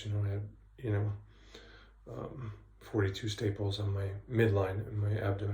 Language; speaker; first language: English; native; English